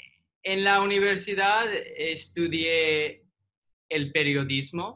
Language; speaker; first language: Spanish; non-native, learner; English